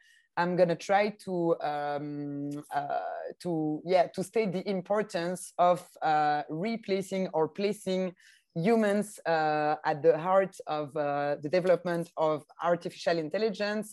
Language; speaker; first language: English; non-native, fluent; French